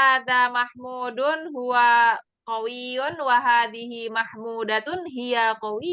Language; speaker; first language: Arabic; non-native, fluent; Indonesian